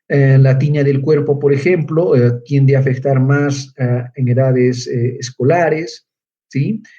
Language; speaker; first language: Spanish; native; Spanish